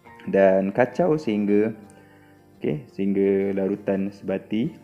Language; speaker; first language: Malay; native; Malay